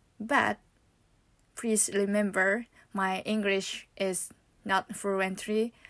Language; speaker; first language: English; non-native, learner; Japanese